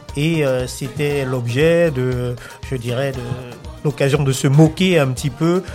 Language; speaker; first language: French; native; French